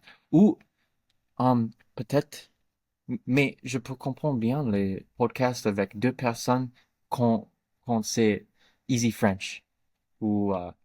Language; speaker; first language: French; non-native, learner; English